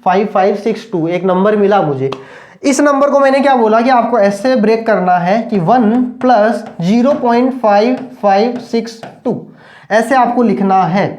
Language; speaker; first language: Hindi; native; Hindi